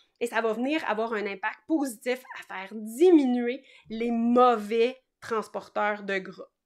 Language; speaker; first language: French; native; French